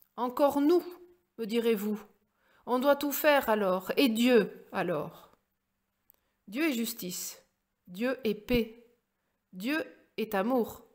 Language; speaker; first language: French; native; French